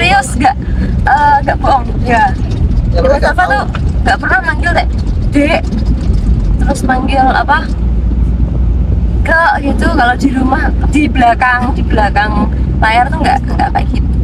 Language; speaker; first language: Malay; non-native, local second language; Javanese